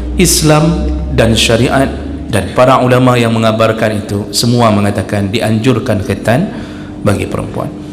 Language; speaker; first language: Malay; non-native, local second language; Achinese